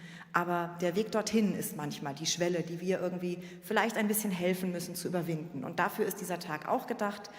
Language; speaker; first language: German; native; German